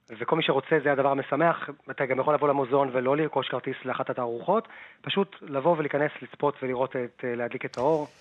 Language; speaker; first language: Hebrew; native; Hebrew